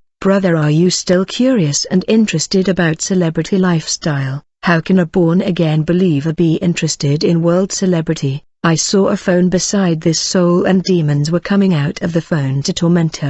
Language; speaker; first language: English; non-native, fluent; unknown